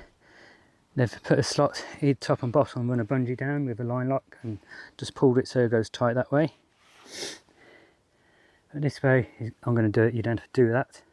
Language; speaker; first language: English; native; English